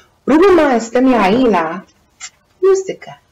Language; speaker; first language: Arabic; non-native, learner; English